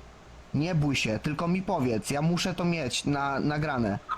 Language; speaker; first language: Polish; native; Polish